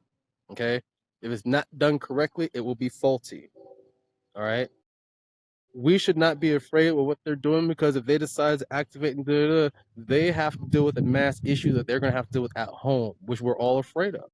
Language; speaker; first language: English; native; English